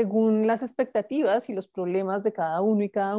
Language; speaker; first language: Spanish; native; Spanish